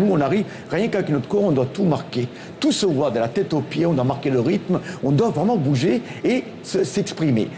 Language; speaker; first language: French; non-native, local second language; Tamil